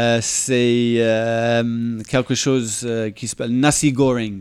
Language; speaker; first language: French; non-native, fluent; English